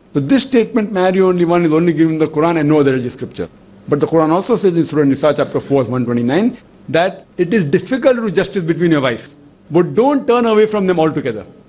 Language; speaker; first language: English; non-native, local second language; Urdu